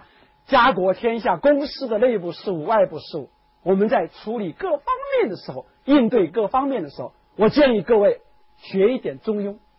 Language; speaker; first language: Chinese; native; Chinese